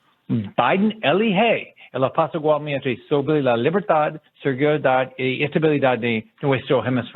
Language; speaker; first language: Spanish; non-native, learner; English